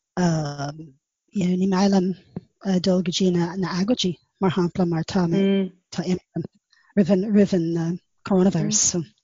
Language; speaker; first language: Irish; non-native, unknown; English